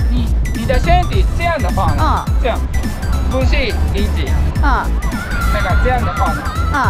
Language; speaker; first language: Chinese; non-native, learner; Japanese